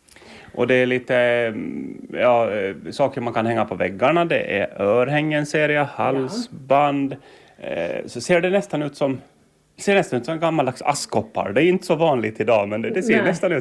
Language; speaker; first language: Swedish; native; Swedish